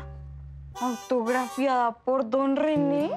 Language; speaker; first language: Spanish; native; Spanish